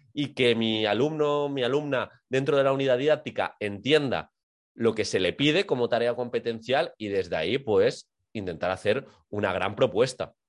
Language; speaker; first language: Spanish; native; Spanish